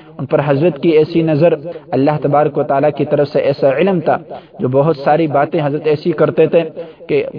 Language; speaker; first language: Urdu; non-native, local second language; Pashto